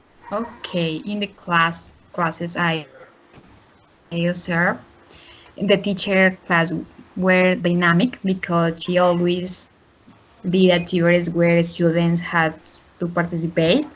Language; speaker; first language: English; non-native, learner; Spanish